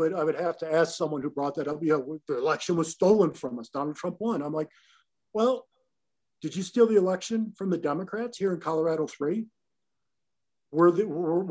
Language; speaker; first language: English; native; English